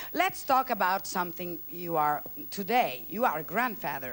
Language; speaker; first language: English; non-native, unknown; Italian